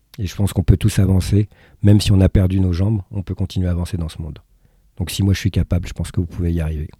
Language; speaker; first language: French; early bilingual, other home language; Arabic